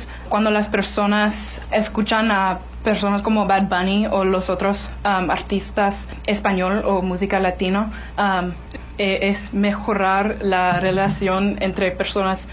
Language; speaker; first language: Spanish; non-native, learner; English